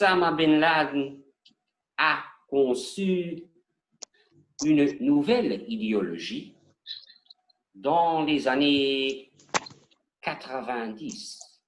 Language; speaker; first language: French; non-native, learner; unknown